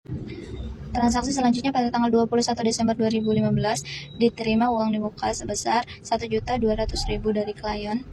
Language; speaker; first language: Indonesian; native; Indonesian